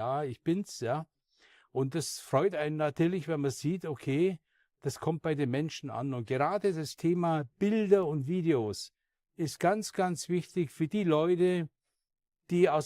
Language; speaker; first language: German; native; German